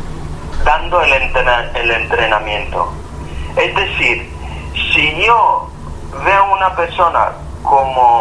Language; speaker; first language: Spanish; non-native, fluent; Hebrew